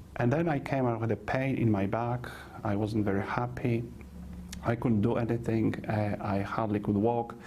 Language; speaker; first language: English; non-native, fluent; Polish